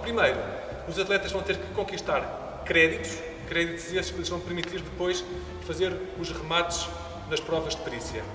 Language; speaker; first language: Portuguese; native; Portuguese